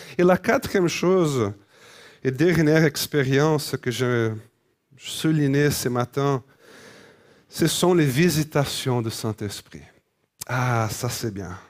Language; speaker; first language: French; non-native, fluent; Portuguese